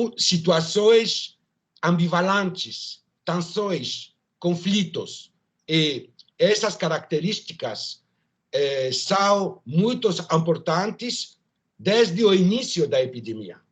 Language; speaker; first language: Portuguese; non-native, learner; French